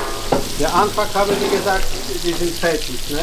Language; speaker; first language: German; non-native, fluent; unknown